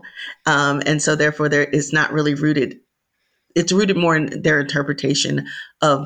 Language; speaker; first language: English; native; English